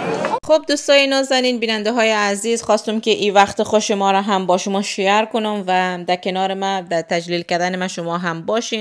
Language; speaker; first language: Persian; native; Persian